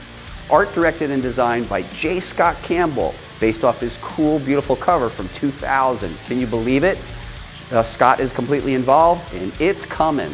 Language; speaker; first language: English; native; English